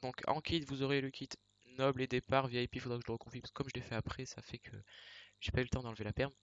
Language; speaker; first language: French; native; French